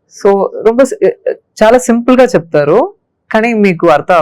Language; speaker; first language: Telugu; non-native, learner; Tamil